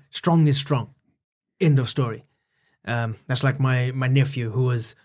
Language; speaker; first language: English; native; English